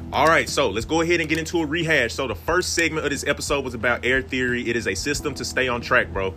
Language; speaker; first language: English; native; English